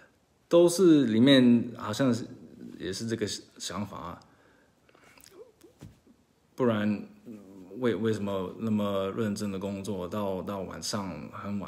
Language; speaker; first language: Chinese; early bilingual, heritage; Chinese